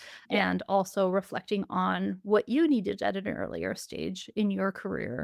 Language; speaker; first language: English; native; English